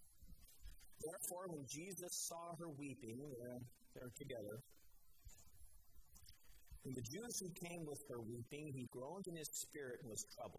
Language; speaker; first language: English; native; English